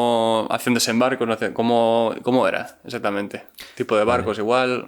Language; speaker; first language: Spanish; native; Spanish